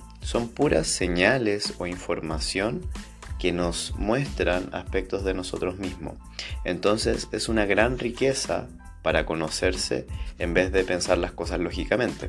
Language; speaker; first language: Spanish; native; Spanish